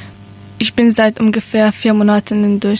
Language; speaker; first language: German; non-native, learner; Persian